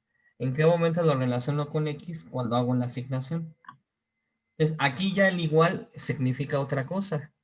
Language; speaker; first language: Spanish; native; Spanish